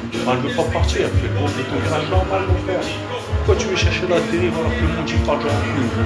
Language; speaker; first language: French; native; French